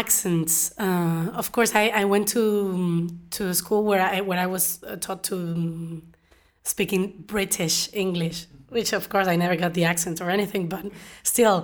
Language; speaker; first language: English; non-native, fluent; Spanish